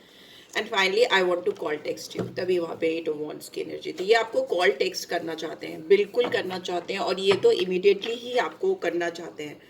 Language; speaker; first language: Hindi; native; Hindi